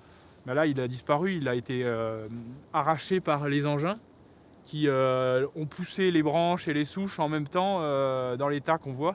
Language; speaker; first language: French; native; French